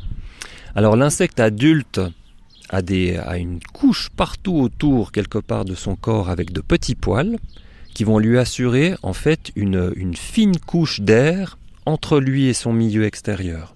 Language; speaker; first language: French; native; French